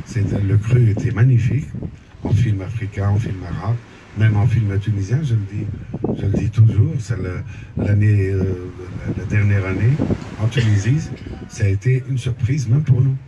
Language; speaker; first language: French; non-native, local second language; Arabic